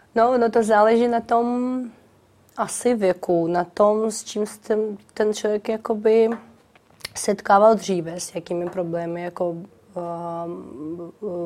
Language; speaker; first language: Czech; non-native, fluent; Ukrainian